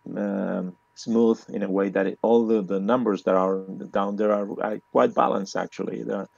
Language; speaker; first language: English; non-native, learner; Spanish